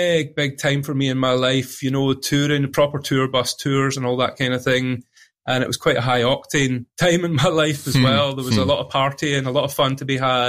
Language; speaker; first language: English; native; English